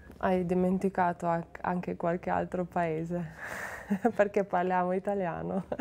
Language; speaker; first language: Italian; non-native, learner; Slovenian